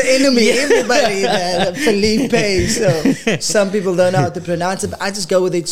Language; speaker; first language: English; non-native, local second language; Afrikaans